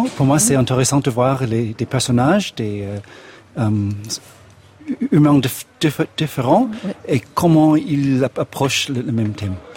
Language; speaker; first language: French; non-native, fluent; English